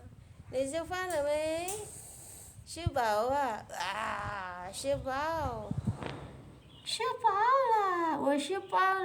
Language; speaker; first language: Chinese; non-native, learner; Indonesian